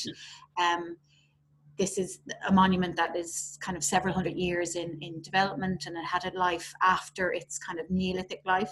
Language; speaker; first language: English; native; English